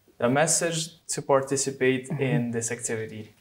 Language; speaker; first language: English; non-native, fluent; Albanian